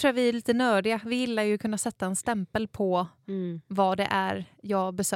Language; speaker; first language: Swedish; native; Swedish